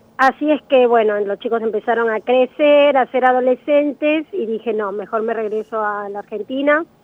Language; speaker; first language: Spanish; native; Spanish